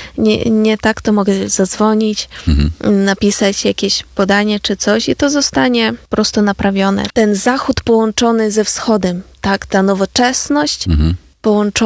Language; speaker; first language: Polish; non-native, fluent; Ukrainian